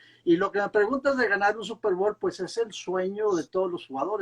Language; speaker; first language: Spanish; native; Spanish